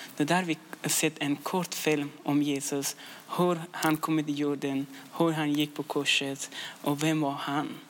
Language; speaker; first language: Swedish; non-native, learner; Persian